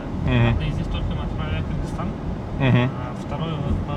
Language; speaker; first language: Russian; non-native, local second language; Uzbek